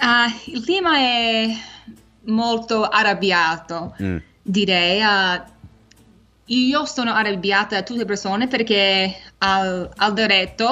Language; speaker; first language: Italian; early bilingual, heritage; English